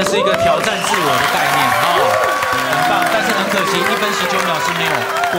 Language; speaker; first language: Chinese; native; Chinese